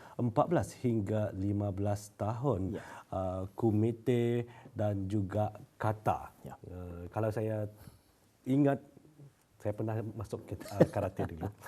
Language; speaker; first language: Malay; native; Malay